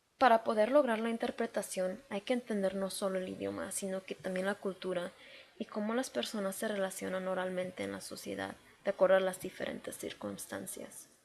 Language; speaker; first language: Spanish; native; Spanish